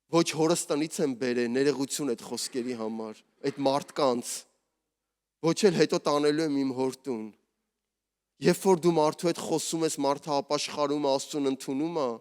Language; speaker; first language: Armenian; native; Armenian